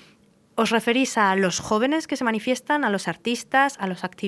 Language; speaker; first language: Spanish; native; Spanish